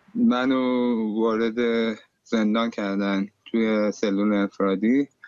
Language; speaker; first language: Persian; native; Persian